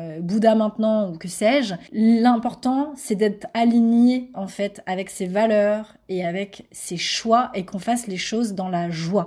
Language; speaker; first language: French; native; French